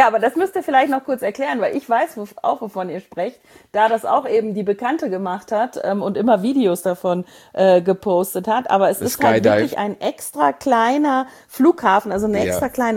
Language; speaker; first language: German; native; German